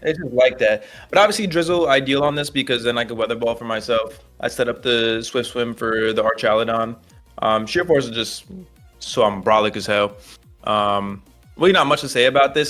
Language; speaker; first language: English; native; English